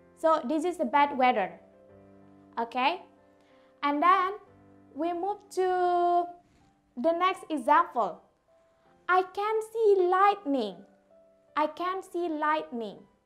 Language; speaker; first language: English; non-native, fluent; Indonesian